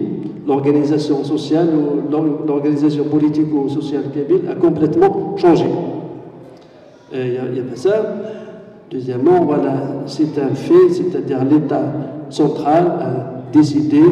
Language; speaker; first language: French; non-native, local second language; Kabyle